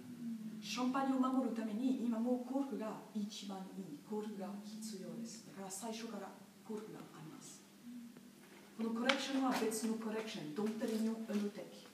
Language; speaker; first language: Japanese; non-native, learner; French